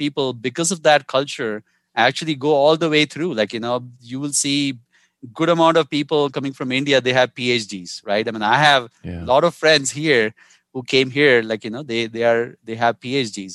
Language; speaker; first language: English; non-native, local second language; Hindi